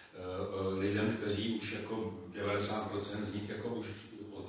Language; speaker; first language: Czech; native; Czech